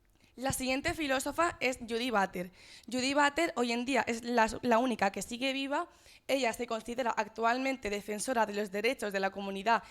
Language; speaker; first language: Spanish; native; Spanish